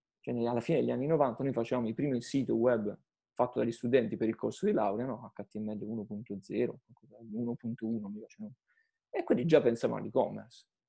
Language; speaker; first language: Italian; native; Italian